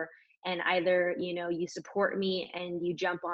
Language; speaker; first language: English; native; English